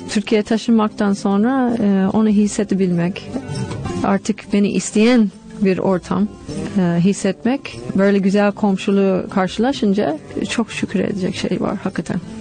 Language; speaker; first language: Turkish; non-native, fluent; English